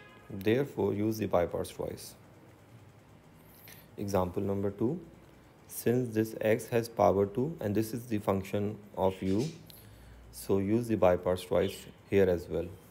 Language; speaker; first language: English; non-native, local second language; Urdu